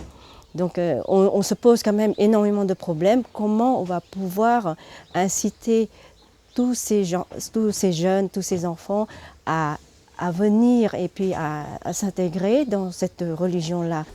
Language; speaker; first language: French; early bilingual, other home language; Lao